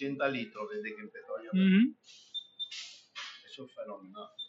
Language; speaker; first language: Spanish; native; Spanish